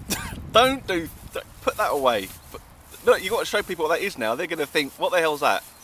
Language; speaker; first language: English; native; English